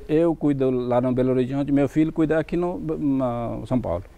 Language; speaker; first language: Portuguese; non-native, learner; Hindi